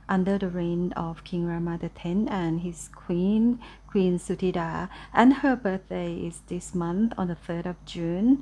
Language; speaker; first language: English; non-native, fluent; Thai